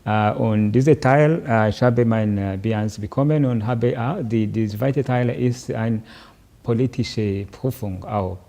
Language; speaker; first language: German; non-native, learner; Kinyarwanda